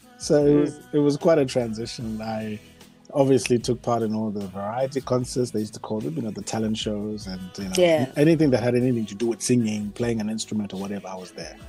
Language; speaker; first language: English; non-native, local second language; Shona